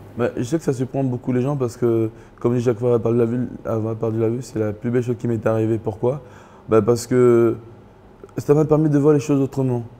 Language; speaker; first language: French; early bilingual, other home language; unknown